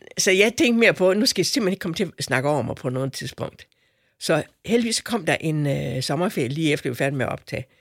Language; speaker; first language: Danish; native; Danish